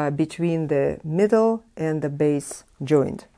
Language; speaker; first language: English; non-native, fluent; Russian